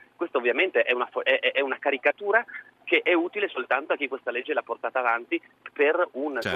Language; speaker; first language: Italian; native; Italian